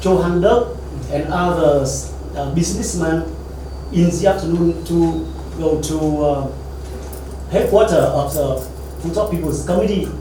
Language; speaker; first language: English; non-native, learner; Vietnamese